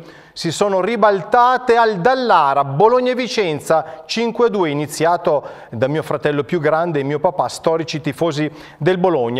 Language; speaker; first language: Italian; native; Italian